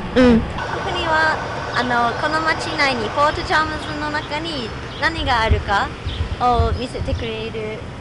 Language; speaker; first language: Japanese; non-native, fluent; English